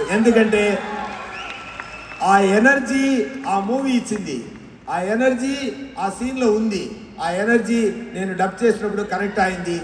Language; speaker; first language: Telugu; non-native, learner; Tamil